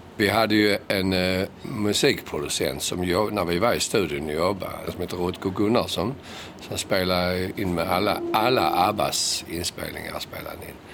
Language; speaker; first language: Swedish; native; Swedish